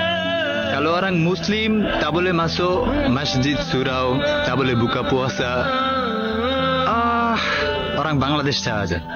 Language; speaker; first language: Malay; non-native, learner; Bangla